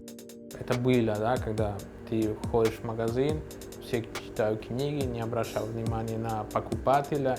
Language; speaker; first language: Russian; non-native, fluent; Spanish